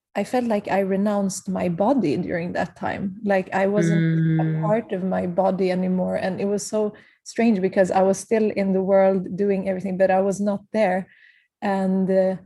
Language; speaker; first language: English; early bilingual, other home language; Kurdish